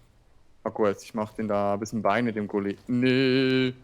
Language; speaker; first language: German; native; German